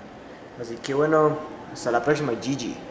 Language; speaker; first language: Spanish; native; Spanish